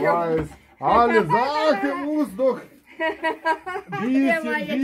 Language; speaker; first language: German; non-native, learner; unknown